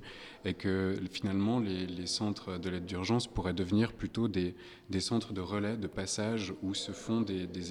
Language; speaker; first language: French; native; French